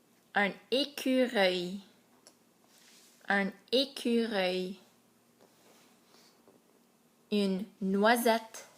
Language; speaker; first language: French; non-native, fluent; English